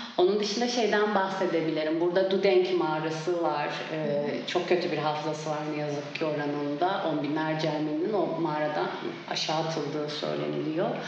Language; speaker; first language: Turkish; non-native, local second language; Kurdish